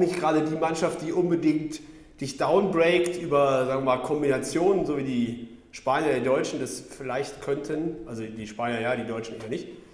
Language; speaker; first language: German; native; German